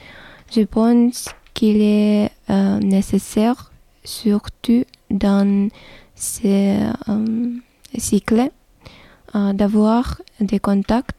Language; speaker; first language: French; non-native, fluent; Czech